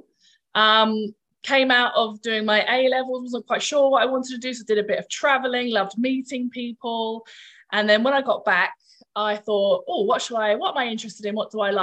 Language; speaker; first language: English; native; English